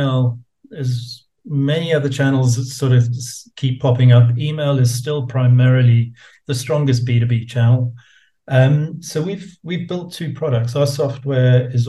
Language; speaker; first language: English; native; English